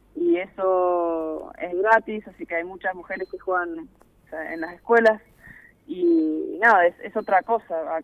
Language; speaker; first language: Spanish; early bilingual, other home language; English